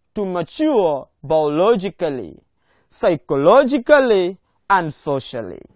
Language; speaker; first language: English; non-native, local second language; Swahili